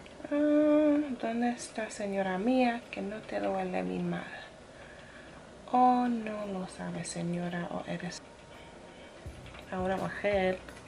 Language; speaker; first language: Spanish; non-native, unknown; English